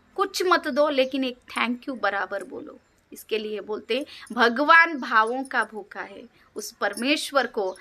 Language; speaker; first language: Hindi; non-native, local second language; Kannada